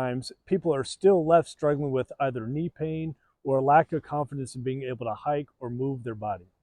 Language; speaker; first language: English; native; English